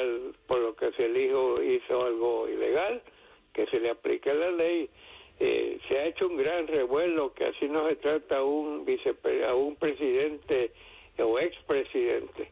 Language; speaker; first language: Spanish; native; Spanish